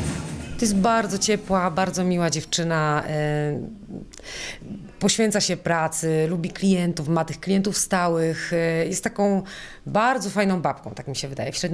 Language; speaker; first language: Polish; native; Polish